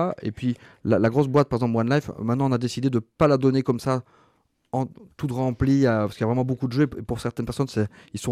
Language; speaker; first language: French; native; French